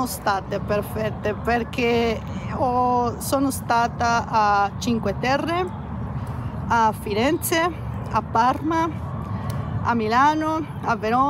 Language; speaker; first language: Italian; non-native, learner; Spanish